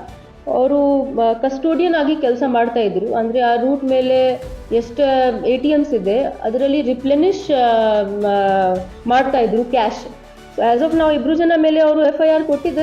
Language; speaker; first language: Kannada; non-native, fluent; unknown